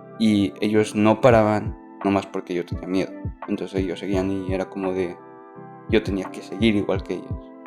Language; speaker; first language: Spanish; native; Spanish